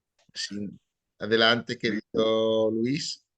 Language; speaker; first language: Spanish; native; Spanish